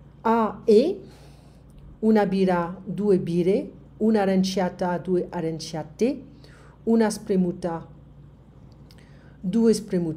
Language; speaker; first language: Italian; non-native, learner; French